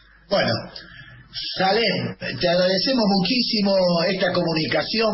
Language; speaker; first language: Spanish; native; Spanish